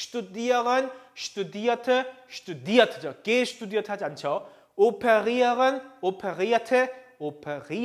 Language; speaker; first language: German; non-native, fluent; Korean